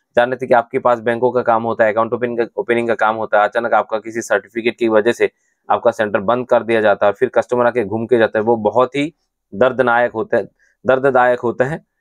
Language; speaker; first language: Hindi; non-native, local second language; Bangla